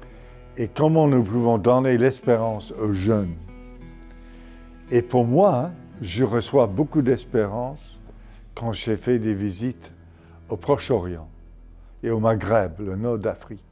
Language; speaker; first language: French; non-native, fluent; English